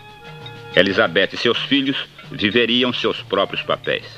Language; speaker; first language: Portuguese; native; Portuguese